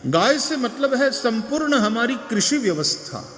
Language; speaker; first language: Hindi; non-native, local second language; Gujarati